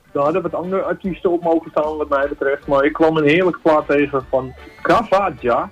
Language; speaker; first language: Dutch; native; Dutch